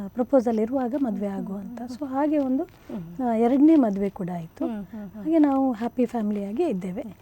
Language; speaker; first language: Kannada; non-native, local second language; Konkani